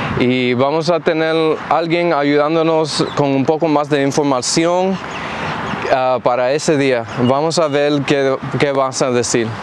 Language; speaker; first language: Spanish; early bilingual, heritage; English